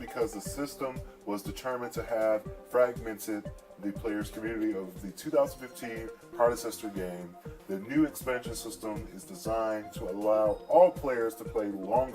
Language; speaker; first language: English; native; English